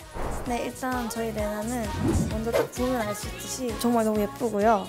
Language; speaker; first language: Korean; native; Korean